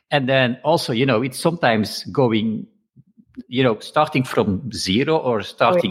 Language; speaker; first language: English; non-native, fluent; Dutch